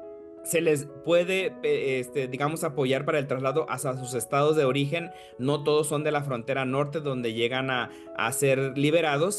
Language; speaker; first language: Spanish; native; Spanish